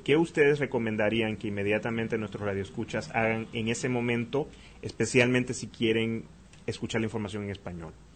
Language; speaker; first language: Spanish; native; Spanish